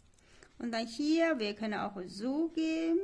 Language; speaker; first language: German; non-native, learner; Chinese